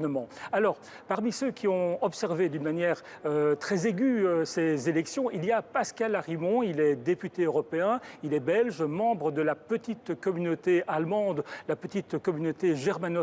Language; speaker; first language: French; native; French